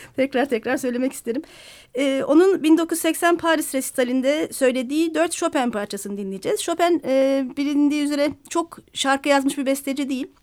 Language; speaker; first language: Turkish; native; Turkish